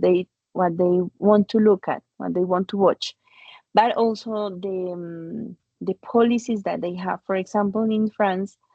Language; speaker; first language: English; non-native, fluent; Spanish